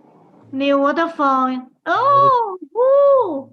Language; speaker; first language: English; non-native, learner; Thai